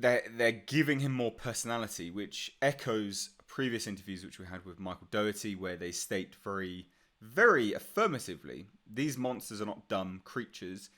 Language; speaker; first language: English; native; English